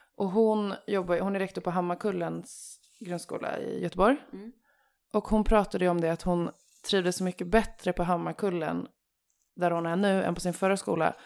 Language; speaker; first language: Swedish; native; Swedish